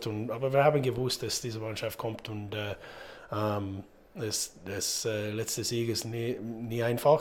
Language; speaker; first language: German; non-native, learner; English